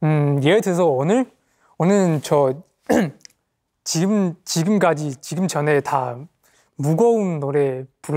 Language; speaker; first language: Korean; non-native, fluent; Chinese